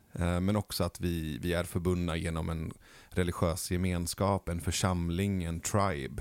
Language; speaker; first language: Swedish; early bilingual, other home language; Persian